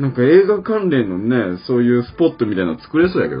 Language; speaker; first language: Japanese; native; Japanese